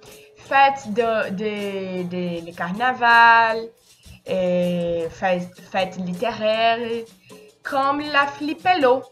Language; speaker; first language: French; non-native, learner; Portuguese